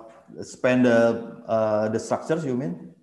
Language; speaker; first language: English; non-native, fluent; Indonesian